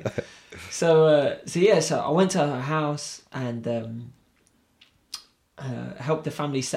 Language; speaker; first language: English; native; English